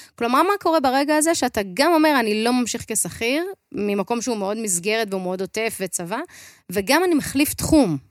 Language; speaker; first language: Hebrew; native; Hebrew